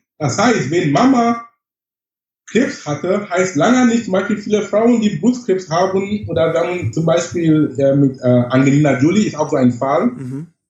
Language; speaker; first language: German; non-native, fluent; English